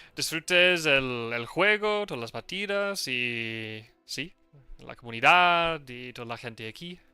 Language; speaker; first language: Spanish; non-native, learner; English